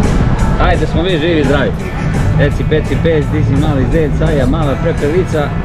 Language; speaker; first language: Serbian; native; Serbian